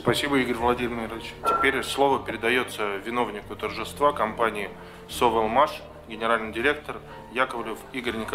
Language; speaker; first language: Russian; native; Russian